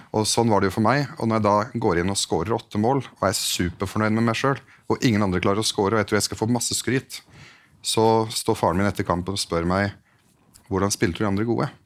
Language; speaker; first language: Norwegian; early bilingual, other home language; Arabic